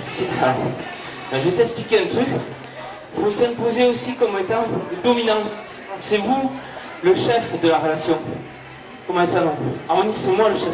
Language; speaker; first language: French; native; French